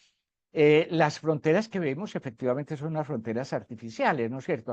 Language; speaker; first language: Spanish; native; Spanish